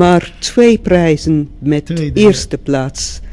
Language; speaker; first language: Dutch; non-native, learner; English